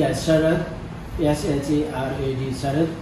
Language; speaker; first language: English; non-native, learner; Nepali